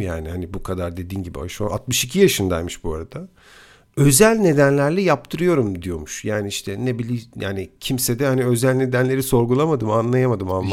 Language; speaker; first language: Turkish; native; Turkish